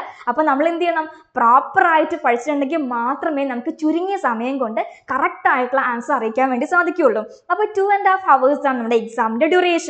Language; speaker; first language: Malayalam; native; Malayalam